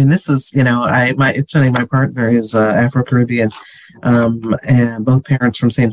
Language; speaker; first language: English; native; English